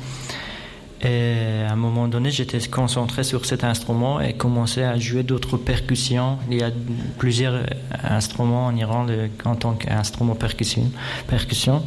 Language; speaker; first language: French; non-native, fluent; Persian